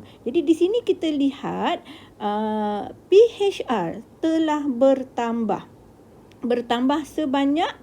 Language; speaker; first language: Malay; native; Malay